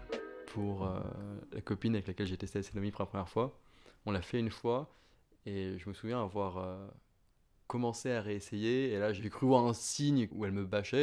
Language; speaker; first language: French; native; French